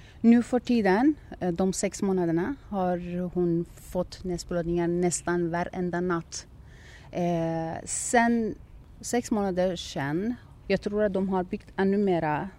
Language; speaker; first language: Swedish; non-native, fluent; Persian